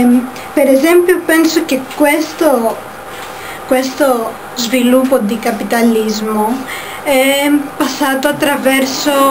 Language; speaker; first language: Italian; non-native, fluent; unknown